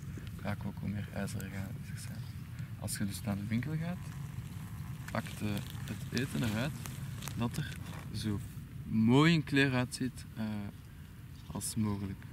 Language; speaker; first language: Dutch; native; Dutch